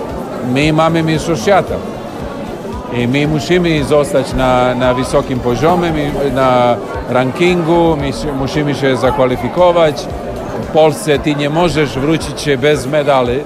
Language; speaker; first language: Polish; non-native, learner; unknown